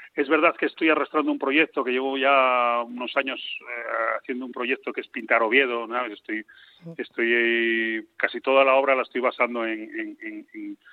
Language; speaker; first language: Spanish; native; Spanish